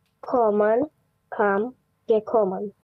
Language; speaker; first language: German; non-native, learner; Romanian